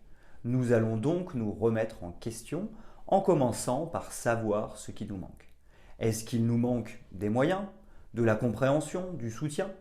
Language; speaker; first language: French; native; French